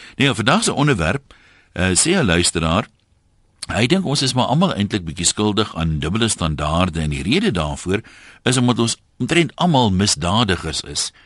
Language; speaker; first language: Afrikaans; native; Afrikaans